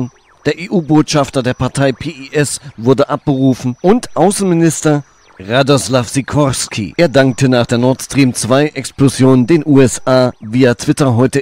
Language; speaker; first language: German; native; German